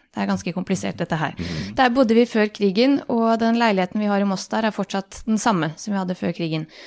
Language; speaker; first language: Norwegian; early bilingual, other home language; Bosnian